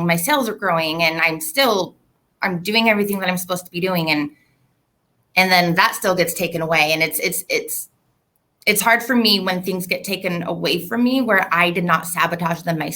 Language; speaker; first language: English; native; English